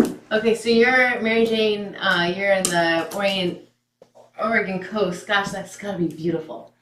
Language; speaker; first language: English; native; English